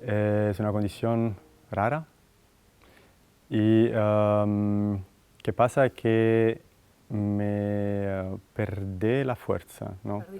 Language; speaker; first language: Spanish; non-native, fluent; Italian